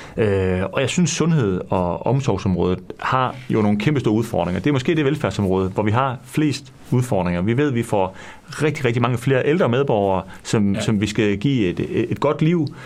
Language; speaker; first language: Danish; native; Danish